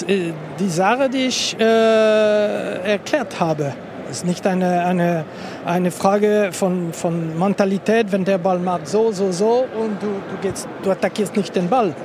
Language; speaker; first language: German; non-native, local second language; French